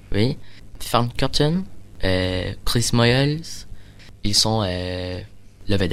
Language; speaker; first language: French; non-native, learner; English